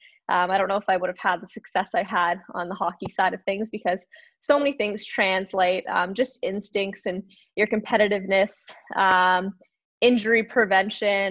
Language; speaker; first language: English; native; English